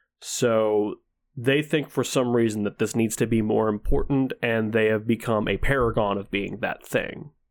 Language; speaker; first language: English; early bilingual, other home language; Danish